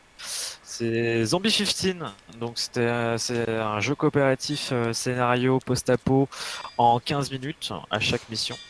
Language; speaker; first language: French; native; French